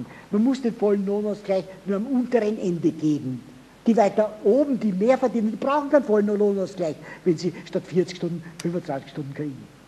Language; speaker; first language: German; native; German